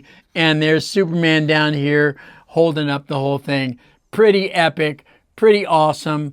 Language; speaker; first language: English; native; English